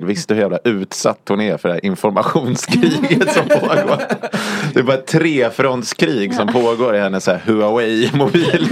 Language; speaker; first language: Swedish; native; Swedish